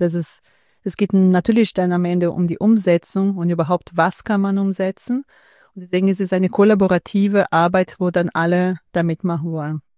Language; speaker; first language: German; non-native, fluent; Portuguese